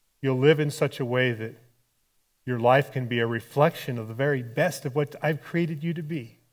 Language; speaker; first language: English; native; English